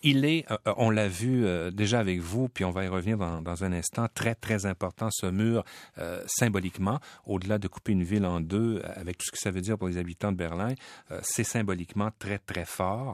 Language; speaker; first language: French; native; French